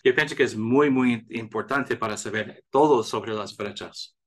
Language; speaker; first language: Spanish; early bilingual, heritage; English